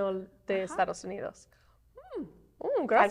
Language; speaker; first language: Spanish; non-native, fluent; English